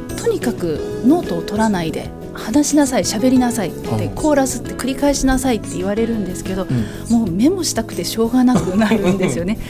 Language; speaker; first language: Japanese; native; Japanese